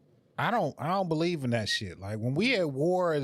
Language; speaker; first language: English; native; English